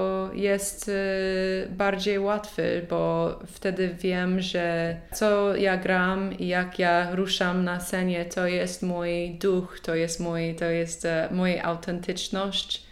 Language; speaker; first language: Polish; non-native, learner; English